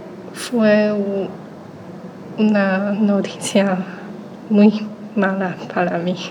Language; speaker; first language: Spanish; non-native, learner; Chinese